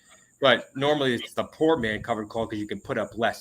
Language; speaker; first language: English; native; English